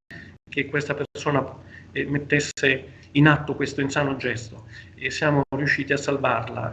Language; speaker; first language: Italian; native; Italian